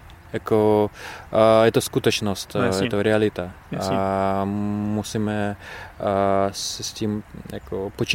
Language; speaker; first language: Czech; non-native, fluent; Russian